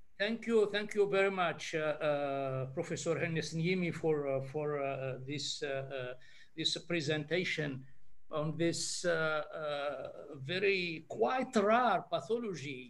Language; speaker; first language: English; non-native, fluent; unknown